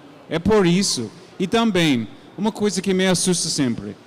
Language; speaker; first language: Portuguese; non-native, fluent; English